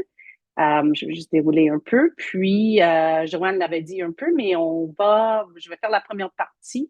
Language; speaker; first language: French; native; French